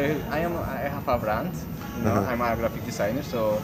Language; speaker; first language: English; non-native, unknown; Spanish